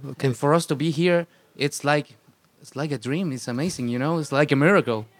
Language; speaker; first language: English; non-native, fluent; Spanish